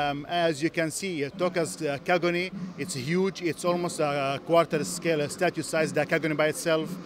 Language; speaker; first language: English; non-native, fluent; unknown